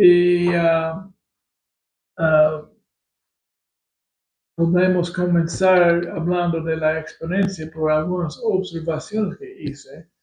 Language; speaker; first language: Spanish; non-native, fluent; English